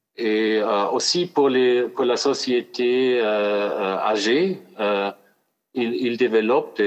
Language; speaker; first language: French; non-native, fluent; German